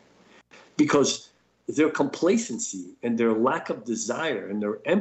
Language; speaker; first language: English; native; English